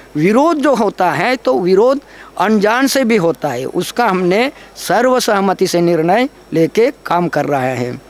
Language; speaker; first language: Hindi; non-native, local second language; Gondi